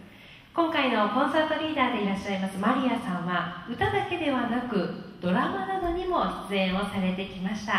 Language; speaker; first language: Japanese; native; Japanese